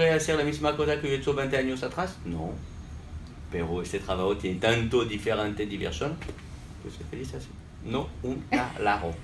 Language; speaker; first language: Spanish; non-native, fluent; French